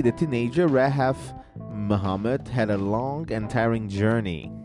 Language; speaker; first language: English; non-native, fluent; Portuguese